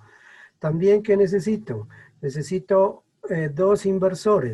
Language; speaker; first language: Spanish; native; Spanish